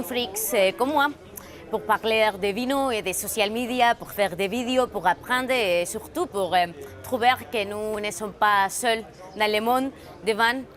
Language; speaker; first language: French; non-native, learner; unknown